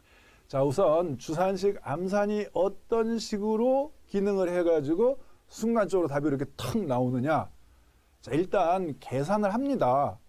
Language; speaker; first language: Korean; native; Korean